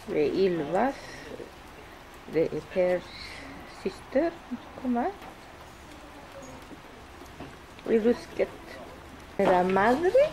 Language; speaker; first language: Swedish; non-native, learner; Spanish